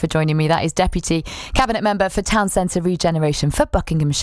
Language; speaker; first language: English; native; English